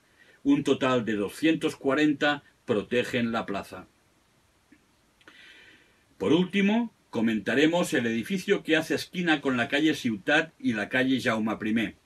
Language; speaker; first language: Spanish; non-native, local second language; Catalan